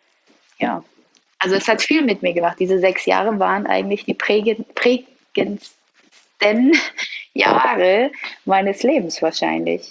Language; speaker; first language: German; early bilingual, other home language; Persian